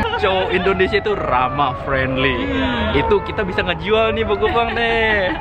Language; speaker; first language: Indonesian; native; Indonesian